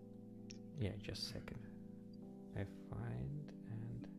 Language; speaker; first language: English; non-native, learner; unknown